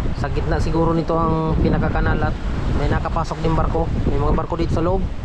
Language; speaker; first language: Filipino; non-native, local second language; Masbatenyo